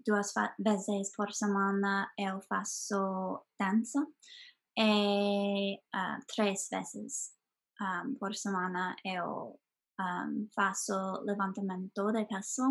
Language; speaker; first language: Portuguese; non-native, learner; English